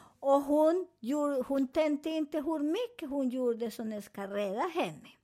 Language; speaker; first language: Swedish; non-native, fluent; Spanish